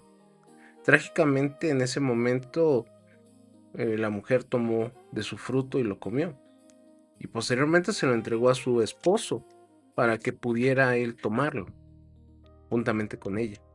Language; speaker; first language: Spanish; native; Spanish